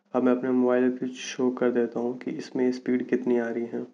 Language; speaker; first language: Hindi; native; Hindi